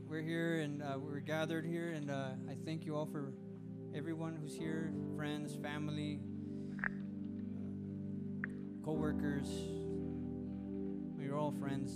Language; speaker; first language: English; early bilingual, other home language; Spanish